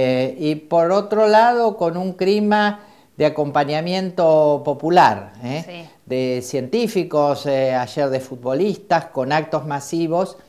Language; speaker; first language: Spanish; native; Spanish